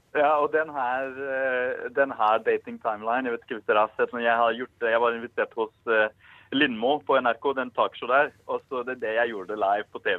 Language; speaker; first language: Norwegian; non-native, fluent; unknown